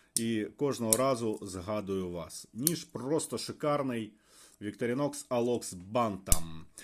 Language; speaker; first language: Ukrainian; native; Ukrainian